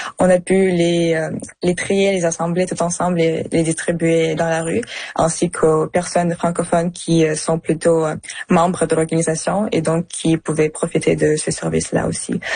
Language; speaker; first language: French; early bilingual, other home language; Russian